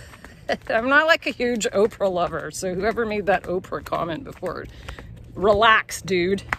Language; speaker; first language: English; native; English